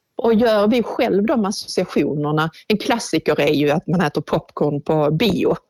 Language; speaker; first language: Swedish; native; Swedish